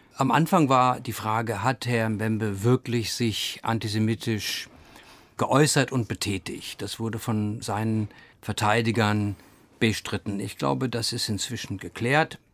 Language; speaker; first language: German; early bilingual, other home language; English